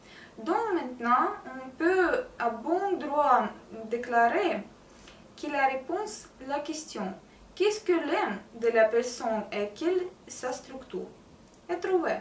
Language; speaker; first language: French; non-native, learner; Russian